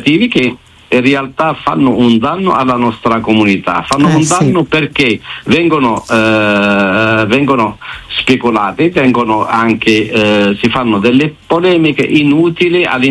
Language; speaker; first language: Italian; non-native, fluent; Arabic